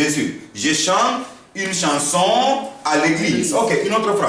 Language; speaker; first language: French; non-native, fluent; Korean